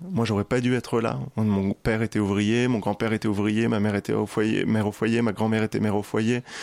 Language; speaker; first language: French; native; French